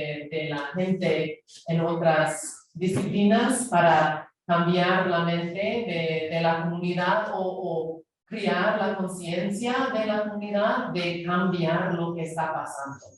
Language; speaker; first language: Spanish; non-native, fluent; English